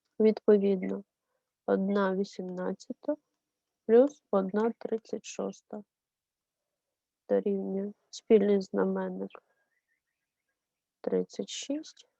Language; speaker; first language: Ukrainian; native; Ukrainian